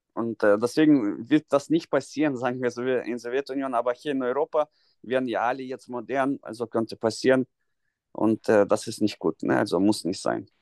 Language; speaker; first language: German; non-native, fluent; Russian